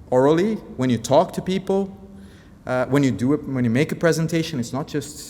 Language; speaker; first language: English; non-native, fluent; Portuguese